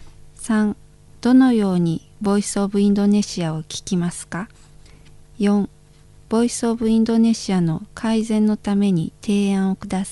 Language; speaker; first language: Japanese; non-native, fluent; Indonesian